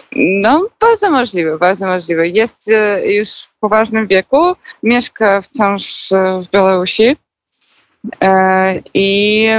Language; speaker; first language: Polish; non-native, fluent; Russian